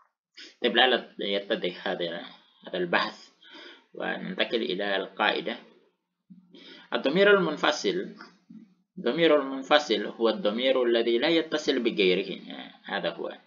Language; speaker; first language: Arabic; non-native, fluent; Indonesian